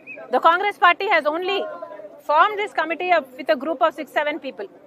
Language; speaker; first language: English; non-native, local second language; Telugu